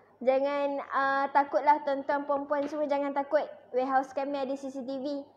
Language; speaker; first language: Malay; native; Malay